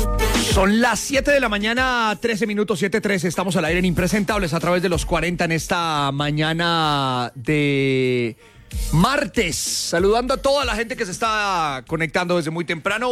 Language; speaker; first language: Spanish; native; Spanish